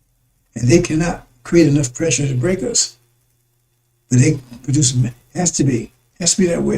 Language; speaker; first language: English; native; English